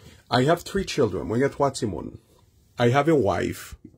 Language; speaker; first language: English; non-native, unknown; Haitian Creole